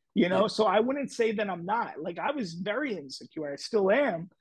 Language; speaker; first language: English; native; English